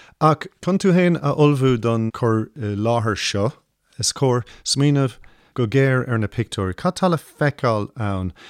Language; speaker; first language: Irish; non-native, local second language; English